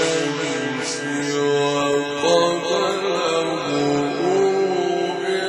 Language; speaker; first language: Arabic; native; Arabic